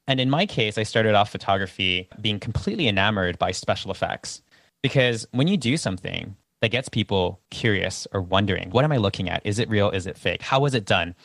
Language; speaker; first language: English; native; English